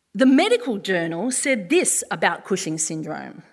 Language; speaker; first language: English; native; English